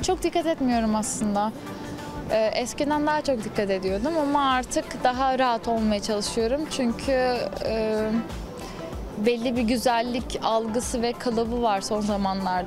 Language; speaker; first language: Turkish; non-native, learner; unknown